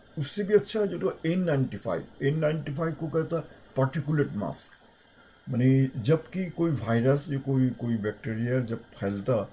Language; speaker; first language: Hindi; native; Hindi